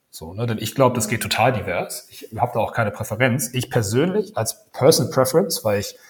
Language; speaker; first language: German; native; German